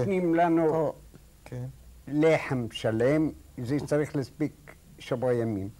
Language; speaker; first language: Hebrew; non-native, fluent; Arabic